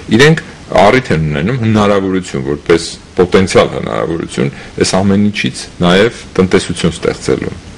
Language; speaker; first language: Armenian; native; Armenian